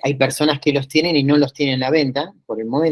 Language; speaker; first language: Spanish; native; Spanish